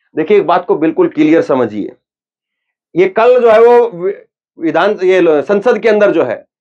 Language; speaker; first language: Hindi; native; Hindi